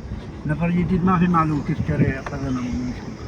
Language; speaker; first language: Arabic; non-native, learner; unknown